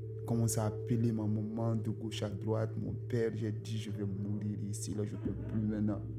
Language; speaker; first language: French; non-native, local second language; Susu